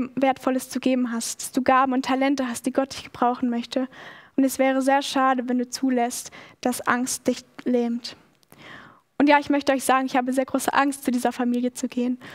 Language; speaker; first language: German; native; German